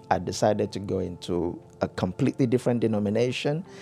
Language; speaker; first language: English; non-native, local second language; Yoruba